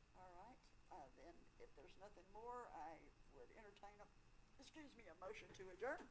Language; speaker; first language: English; native; English